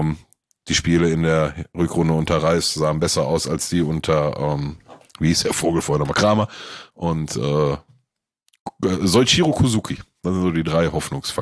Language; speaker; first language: German; native; German